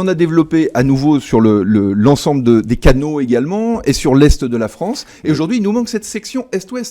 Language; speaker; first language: French; native; French